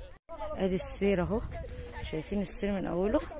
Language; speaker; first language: Arabic; native; Arabic